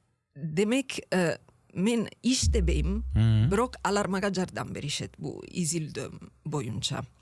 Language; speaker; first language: Kyrgyz; non-native, learner; Italian